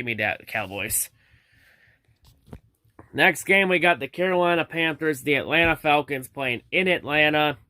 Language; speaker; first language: English; native; English